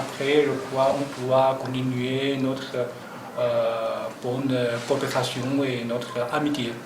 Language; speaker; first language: French; non-native, learner; Chinese